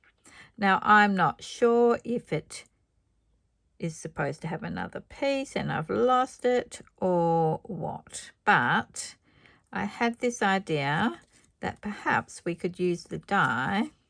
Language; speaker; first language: English; native; English